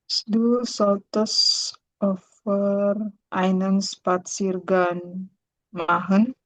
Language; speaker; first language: German; non-native, learner; Indonesian